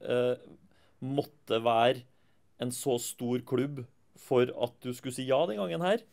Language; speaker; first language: Norwegian; native; Norwegian